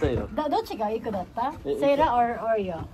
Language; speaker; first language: Japanese; non-native, learner; Filipino